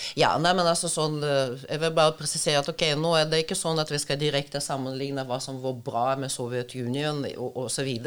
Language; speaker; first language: Norwegian; non-native, fluent; Russian